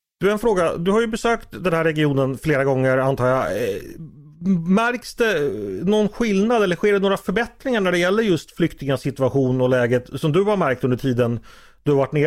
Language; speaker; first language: Swedish; native; Swedish